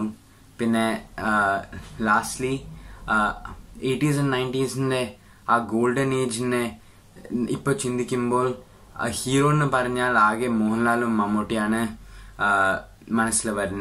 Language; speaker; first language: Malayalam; early bilingual, heritage; Malayalam